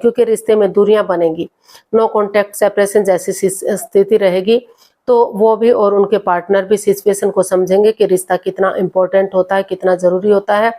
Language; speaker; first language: Hindi; native; Hindi